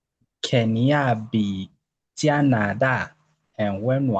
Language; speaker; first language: Chinese; non-native, learner; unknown